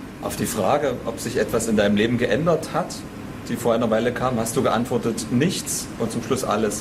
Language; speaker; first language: German; native; German